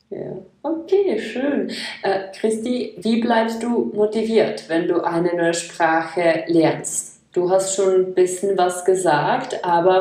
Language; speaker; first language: German; non-native, fluent; Czech